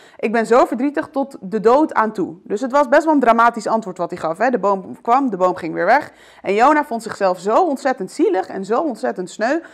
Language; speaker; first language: Dutch; early bilingual, other home language; Arabic